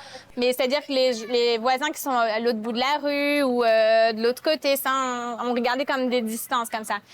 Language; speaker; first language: French; native; French